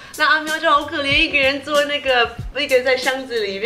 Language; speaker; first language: Chinese; early bilingual, heritage; Chinese